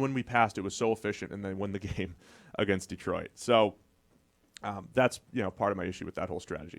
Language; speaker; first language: English; native; English